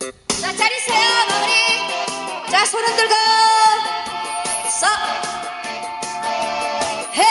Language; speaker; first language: Korean; native; Korean